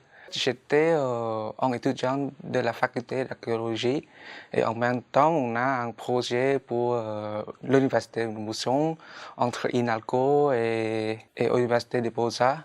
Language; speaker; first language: French; non-native, fluent; Khmer